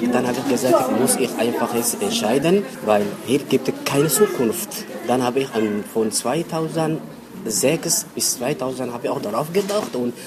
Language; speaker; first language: German; non-native, learner; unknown